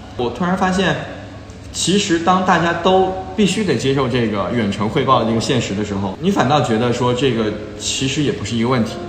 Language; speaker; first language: Chinese; native; Chinese